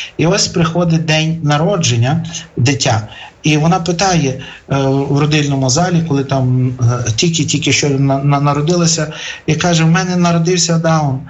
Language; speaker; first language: Ukrainian; native; Ukrainian